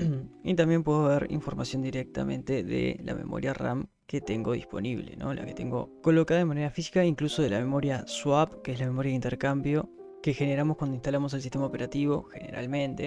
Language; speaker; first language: Spanish; native; Spanish